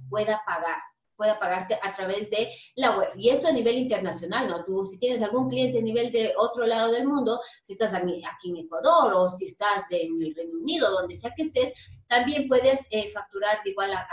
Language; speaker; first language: Spanish; native; Spanish